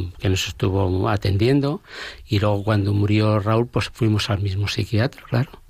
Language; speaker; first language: Spanish; native; Spanish